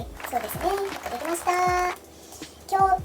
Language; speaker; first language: Japanese; non-native, fluent; Vietnamese